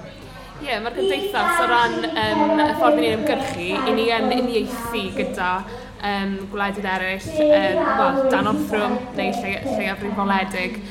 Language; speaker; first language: Welsh; native; Welsh